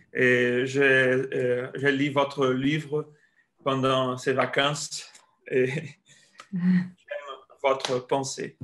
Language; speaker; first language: French; non-native, fluent; Portuguese